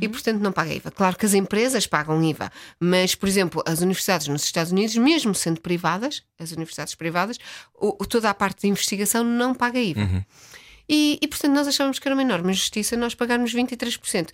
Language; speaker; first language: Portuguese; native; Portuguese